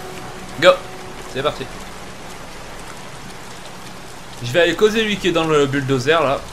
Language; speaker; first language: French; native; French